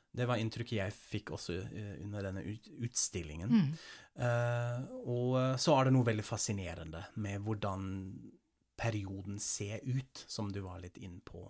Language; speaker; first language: Norwegian; non-native, fluent; German